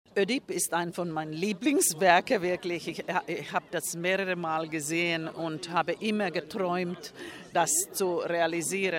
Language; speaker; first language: German; non-native, fluent; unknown